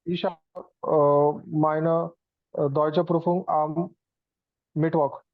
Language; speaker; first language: German; non-native, learner; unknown